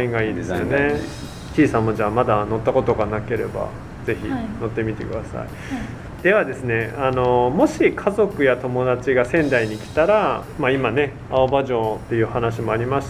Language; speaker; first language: Japanese; native; Japanese